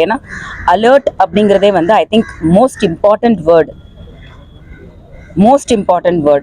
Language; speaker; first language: Tamil; native; Tamil